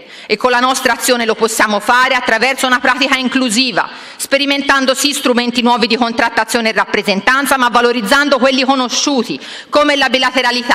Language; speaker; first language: Italian; native; Italian